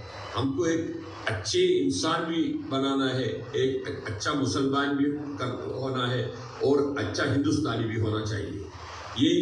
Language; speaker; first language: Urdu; non-native, local second language; Malayalam